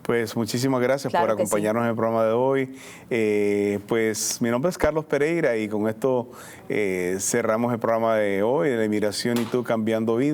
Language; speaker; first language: Spanish; native; Spanish